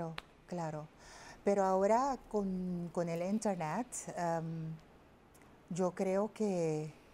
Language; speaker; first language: Spanish; non-native, fluent; Papiamento